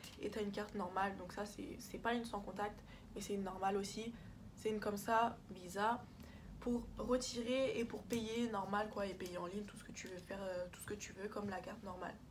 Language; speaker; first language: French; early bilingual, other home language; Portuguese